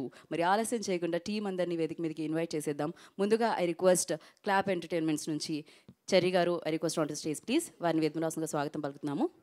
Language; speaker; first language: Telugu; native; Telugu